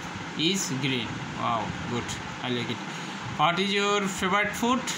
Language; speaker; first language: English; non-native, local second language; Bangla